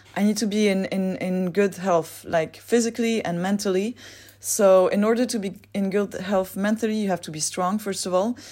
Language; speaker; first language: English; non-native, fluent; French